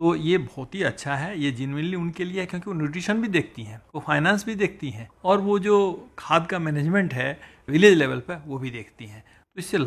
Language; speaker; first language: Hindi; native; Hindi